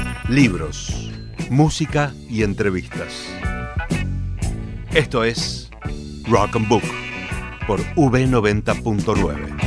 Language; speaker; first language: Spanish; native; Spanish